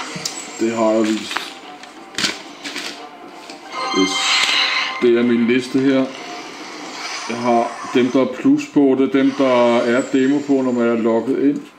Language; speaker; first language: Danish; native; Danish